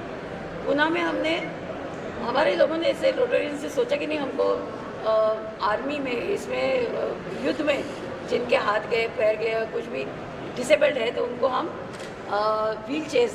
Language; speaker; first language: Hindi; native; Hindi